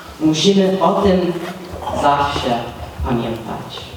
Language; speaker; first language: Polish; early bilingual, heritage; Polish